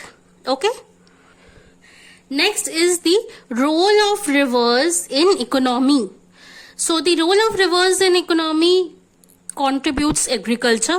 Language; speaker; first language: English; non-native, local second language; Hindi